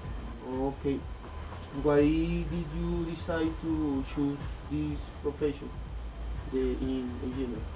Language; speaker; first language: English; non-native, learner; Spanish